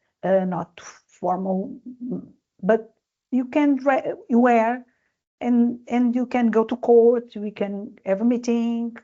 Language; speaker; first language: English; non-native, learner; Portuguese